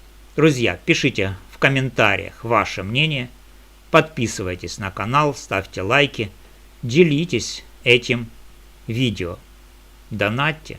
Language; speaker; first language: Russian; native; Russian